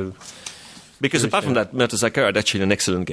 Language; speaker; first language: English; non-native, fluent; French